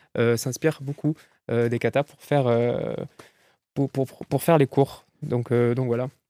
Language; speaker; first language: French; native; French